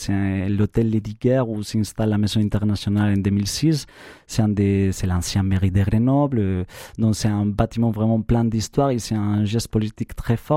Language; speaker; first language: French; non-native, fluent; Spanish